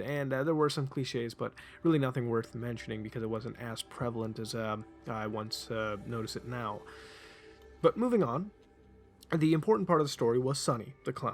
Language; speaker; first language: English; native; English